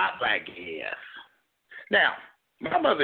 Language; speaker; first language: English; native; English